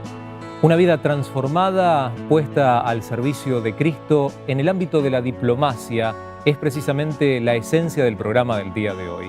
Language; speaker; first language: Spanish; native; Spanish